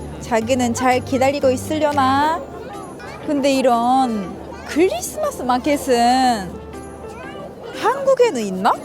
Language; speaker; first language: Korean; non-native, learner; Japanese